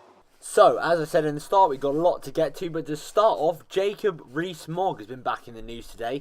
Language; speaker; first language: English; native; English